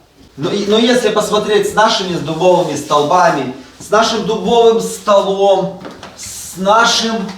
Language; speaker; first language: Russian; native; Russian